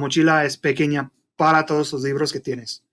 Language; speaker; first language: Spanish; non-native, fluent; English